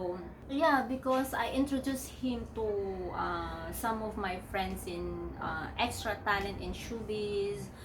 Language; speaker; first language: English; non-native, local second language; Filipino